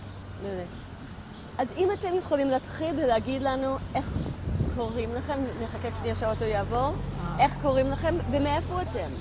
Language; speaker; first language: Hebrew; native; Hebrew